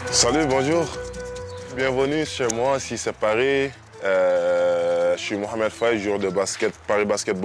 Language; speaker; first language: French; non-native, local second language; Wolof